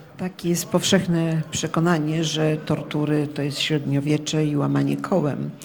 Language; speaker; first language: Polish; native; Polish